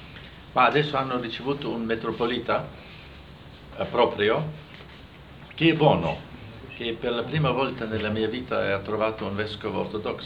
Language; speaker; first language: Italian; non-native, fluent; German